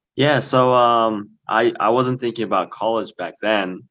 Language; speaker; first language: English; early bilingual, other home language; Korean